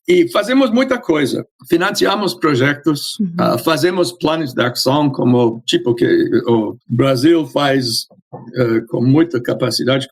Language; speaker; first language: Portuguese; non-native, fluent; English